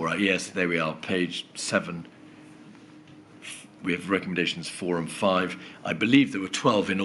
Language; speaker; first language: English; native; English